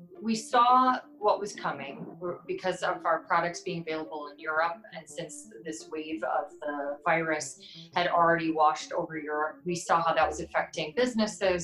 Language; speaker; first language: English; native; English